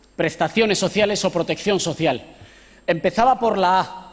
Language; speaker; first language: Spanish; native; Spanish